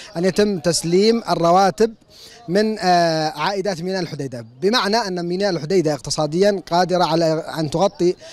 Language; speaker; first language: Arabic; native; Arabic